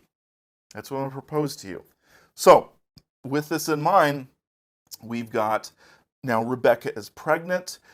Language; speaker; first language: English; native; English